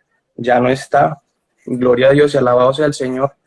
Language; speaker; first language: Spanish; native; Spanish